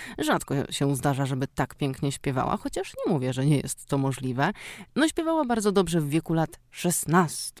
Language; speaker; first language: Polish; native; Polish